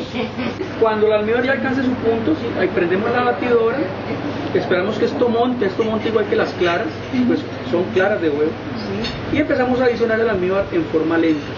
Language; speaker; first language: Spanish; native; Spanish